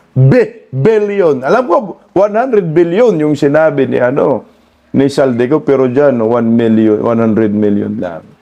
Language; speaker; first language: Filipino; non-native, local second language; Cebuano